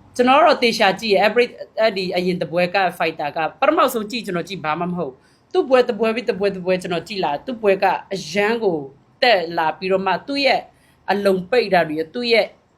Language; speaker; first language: Burmese; native; Burmese